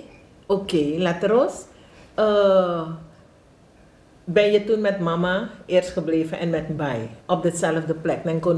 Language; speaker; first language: Dutch; non-native, local second language; Javanese